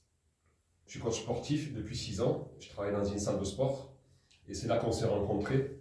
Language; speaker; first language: French; native; French